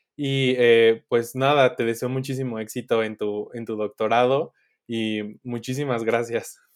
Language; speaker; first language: Spanish; native; Spanish